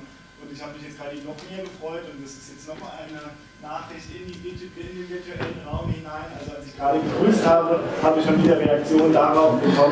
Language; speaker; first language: German; native; German